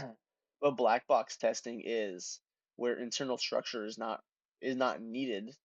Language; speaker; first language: English; native; English